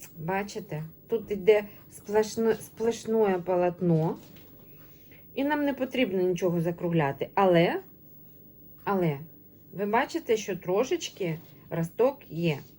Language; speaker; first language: Ukrainian; non-native, local second language; Russian